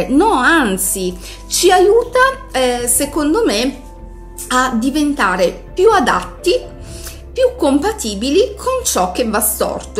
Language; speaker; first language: Italian; native; Italian